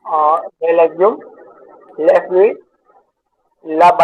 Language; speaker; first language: French; non-native, learner; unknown